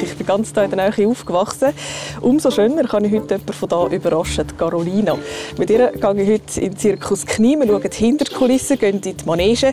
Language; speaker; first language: German; native; German